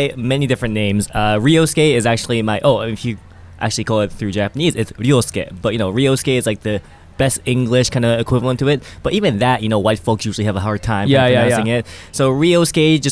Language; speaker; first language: English; non-native, local second language; Japanese